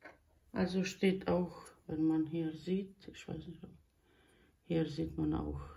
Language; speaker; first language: German; non-native, local second language; Bosnian